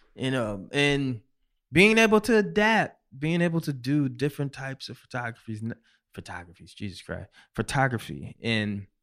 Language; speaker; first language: English; native; English